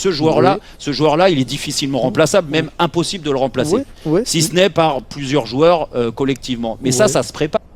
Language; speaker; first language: French; native; French